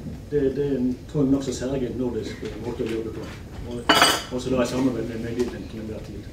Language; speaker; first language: Norwegian; native; Norwegian